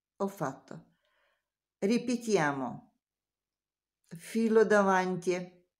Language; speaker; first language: Italian; non-native, learner; Russian